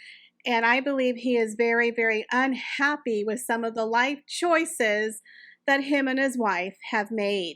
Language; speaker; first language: English; native; English